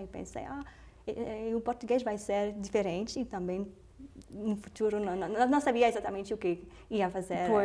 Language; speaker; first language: Portuguese; non-native, fluent; French